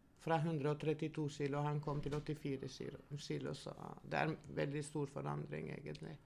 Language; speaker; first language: Norwegian; non-native, fluent; Albanian